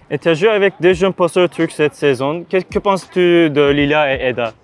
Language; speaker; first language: French; non-native, learner; Turkish